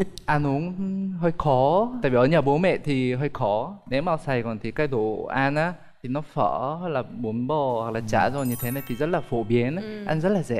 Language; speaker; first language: Vietnamese; non-native, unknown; Korean